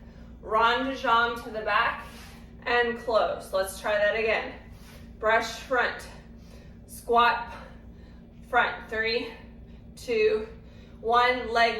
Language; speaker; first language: English; native; English